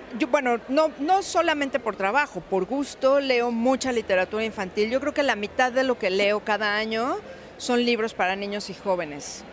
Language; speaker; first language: Spanish; native; Spanish